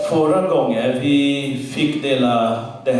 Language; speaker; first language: Swedish; non-native, learner; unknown